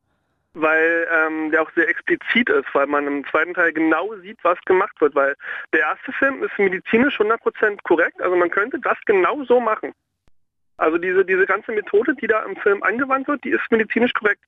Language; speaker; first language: German; native; German